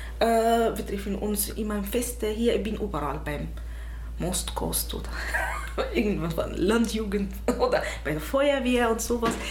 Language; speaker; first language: German; non-native, fluent; Arabic